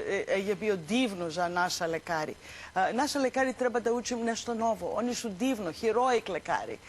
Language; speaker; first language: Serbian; non-native, learner; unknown